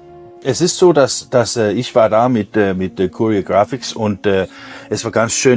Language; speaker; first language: German; non-native, learner; Danish